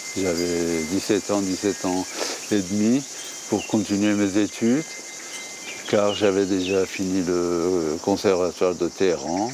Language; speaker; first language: French; non-native, fluent; Persian